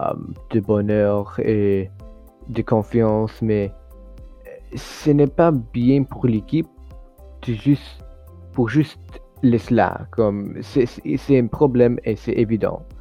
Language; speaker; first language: French; non-native, learner; English